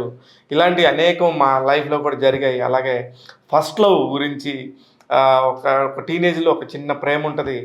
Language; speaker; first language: Telugu; native; Telugu